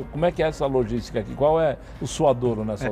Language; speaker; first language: Portuguese; native; Portuguese